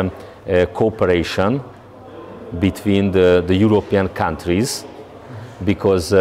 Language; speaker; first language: English; non-native, learner; Hungarian